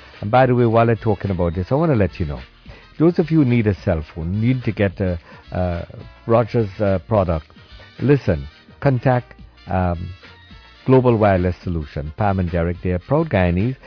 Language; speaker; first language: English; native; English